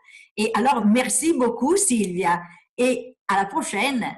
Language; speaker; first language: French; non-native, fluent; Italian